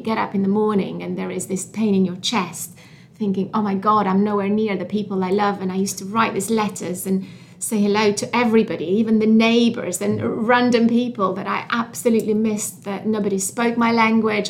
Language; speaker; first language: English; non-native, fluent; Albanian